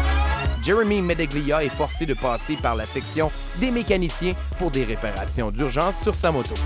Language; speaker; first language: French; native; French